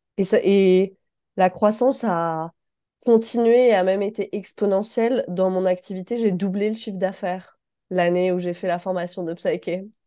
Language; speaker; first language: French; native; French